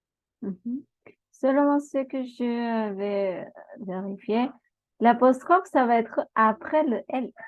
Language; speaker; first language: French; non-native, fluent; Spanish